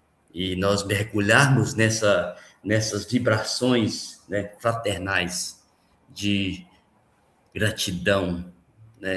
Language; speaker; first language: Portuguese; native; Portuguese